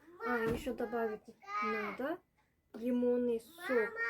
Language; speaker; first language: Russian; non-native, local second language; Uzbek